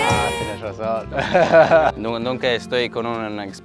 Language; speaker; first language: Spanish; non-native, learner; English